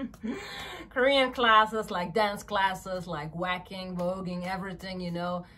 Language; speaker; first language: English; non-native, fluent; French